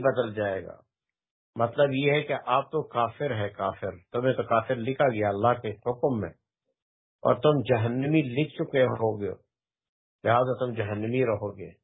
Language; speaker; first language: Urdu; non-native, local second language; Pashto